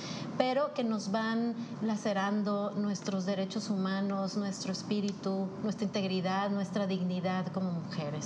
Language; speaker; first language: Spanish; native; Spanish